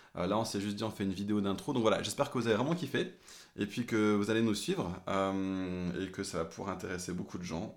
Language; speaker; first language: French; early bilingual, other home language; English